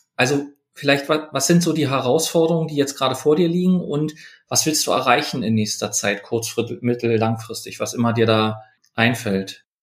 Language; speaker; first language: German; native; German